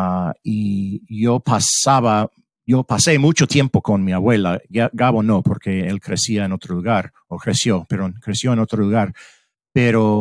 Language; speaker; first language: Spanish; early bilingual, heritage; English